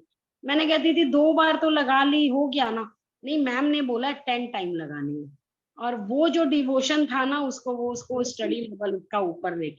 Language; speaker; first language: Hindi; native; Hindi